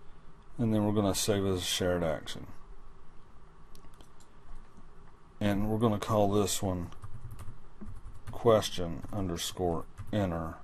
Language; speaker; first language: English; native; English